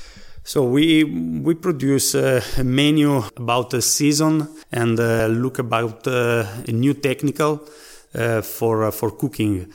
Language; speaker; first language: English; non-native, learner; Italian